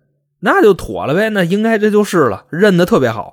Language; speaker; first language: Chinese; native; Chinese